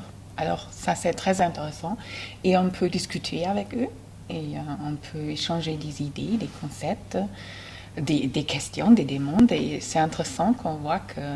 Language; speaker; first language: French; non-native, fluent; German